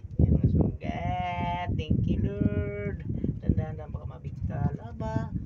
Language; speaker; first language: Filipino; native; Filipino